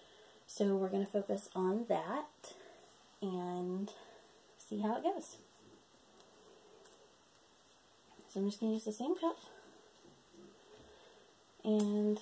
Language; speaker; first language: English; native; English